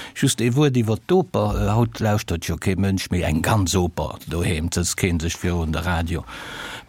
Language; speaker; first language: Luxembourgish; early bilingual, other home language; Italian